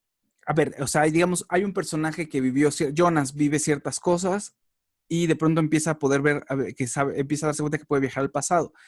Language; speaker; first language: Spanish; native; Spanish